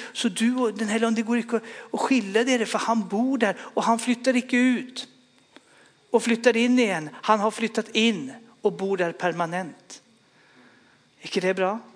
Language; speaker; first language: Swedish; native; Swedish